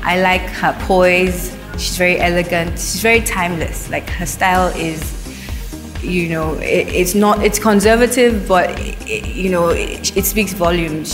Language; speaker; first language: English; non-native, local second language; Yoruba